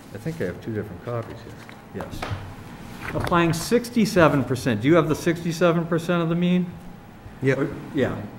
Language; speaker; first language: English; native; English